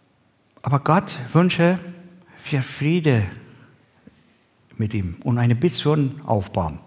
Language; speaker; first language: German; non-native, learner; Persian